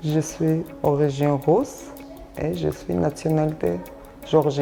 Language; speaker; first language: French; non-native, learner; Russian